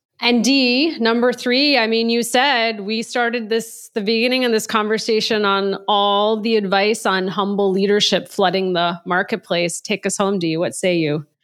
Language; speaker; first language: English; native; English